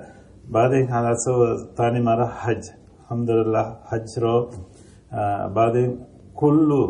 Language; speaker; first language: Arabic; non-native, learner; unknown